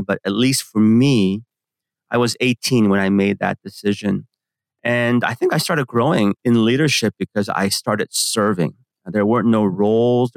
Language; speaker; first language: English; early bilingual, other home language; Korean